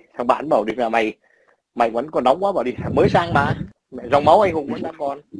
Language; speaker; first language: Vietnamese; native; Vietnamese